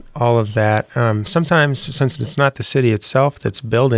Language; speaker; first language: English; native; English